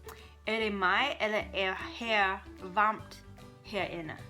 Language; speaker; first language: Danish; non-native, learner; English